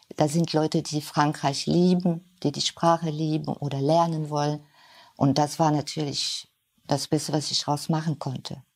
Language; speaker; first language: German; non-native, fluent; French